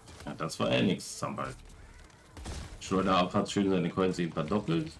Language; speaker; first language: German; native; German